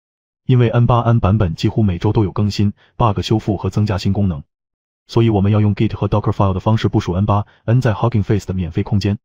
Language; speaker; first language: Chinese; native; Chinese